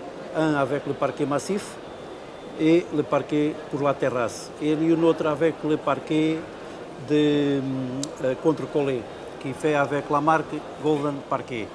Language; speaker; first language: French; non-native, fluent; Portuguese